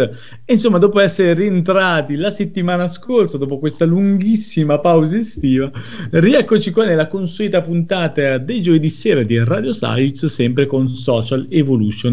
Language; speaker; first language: Italian; native; Italian